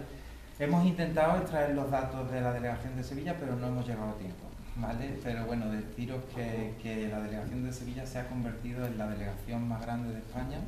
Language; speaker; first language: Spanish; native; Spanish